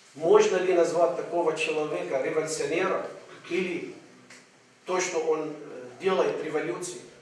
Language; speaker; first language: Russian; non-native, fluent; Arabic